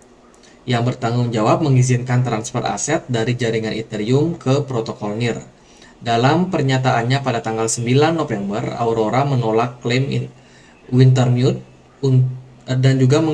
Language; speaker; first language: Indonesian; native; Indonesian